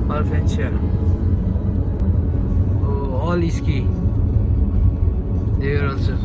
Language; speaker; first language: English; non-native, learner; Nepali